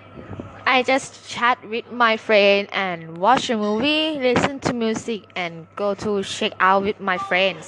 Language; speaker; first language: English; non-native, learner; Thai